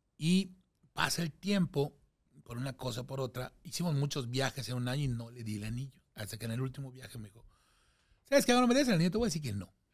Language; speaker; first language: Spanish; native; Spanish